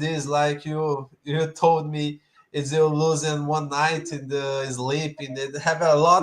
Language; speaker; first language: English; non-native, learner; Portuguese